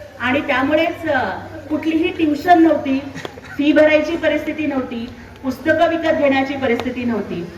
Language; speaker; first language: Marathi; non-native, local second language; Telugu